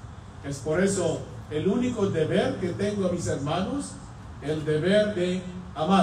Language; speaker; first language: Spanish; non-native, fluent; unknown